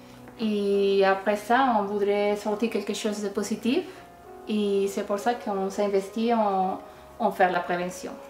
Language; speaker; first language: French; non-native, fluent; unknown